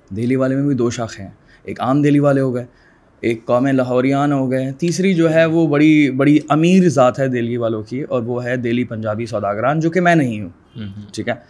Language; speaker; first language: Urdu; native; Urdu